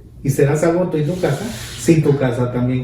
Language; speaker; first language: Spanish; native; Spanish